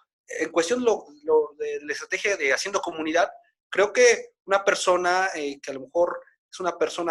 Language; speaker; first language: Spanish; native; Spanish